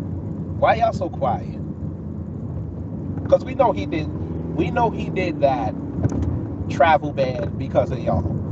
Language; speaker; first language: English; native; English